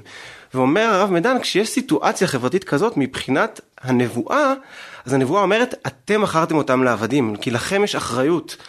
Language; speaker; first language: Hebrew; native; Hebrew